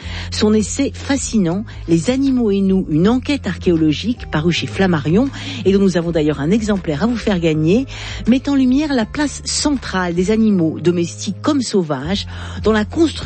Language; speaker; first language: French; native; French